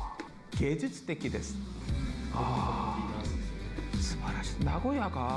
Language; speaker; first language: Japanese; non-native, learner; Korean